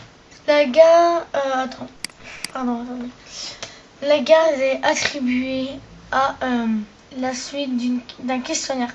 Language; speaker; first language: French; native; French